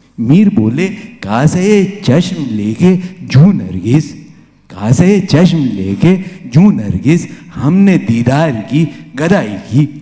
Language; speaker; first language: Urdu; native; Urdu